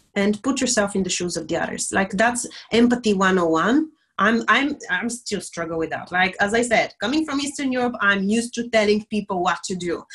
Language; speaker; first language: English; non-native, fluent; Bulgarian